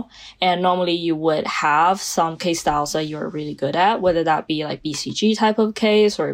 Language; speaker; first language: English; non-native, fluent; Chinese